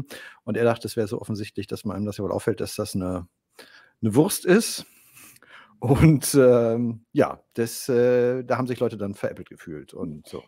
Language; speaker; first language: German; native; German